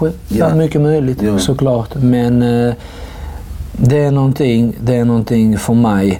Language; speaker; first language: Swedish; non-native, fluent; Georgian